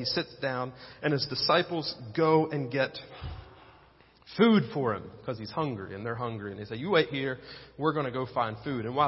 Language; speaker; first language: English; native; English